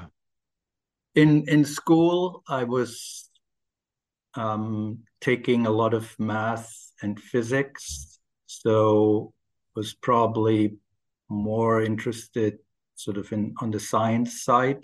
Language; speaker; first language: English; non-native, fluent; German